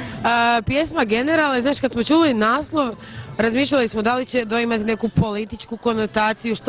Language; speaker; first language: Croatian; native; Croatian